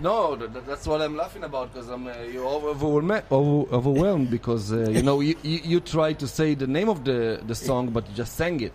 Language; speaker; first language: English; non-native, fluent; Hebrew